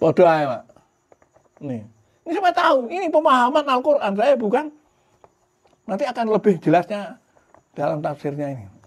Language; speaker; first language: Indonesian; non-native, local second language; Javanese